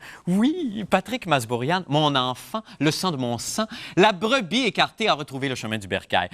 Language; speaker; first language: French; native; French